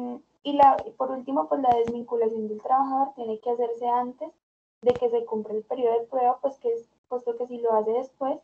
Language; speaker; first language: Spanish; native; Spanish